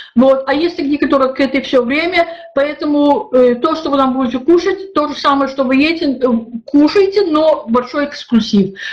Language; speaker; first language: Russian; early bilingual, heritage; Russian